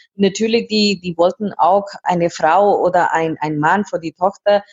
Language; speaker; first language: German; non-native, fluent; Hindi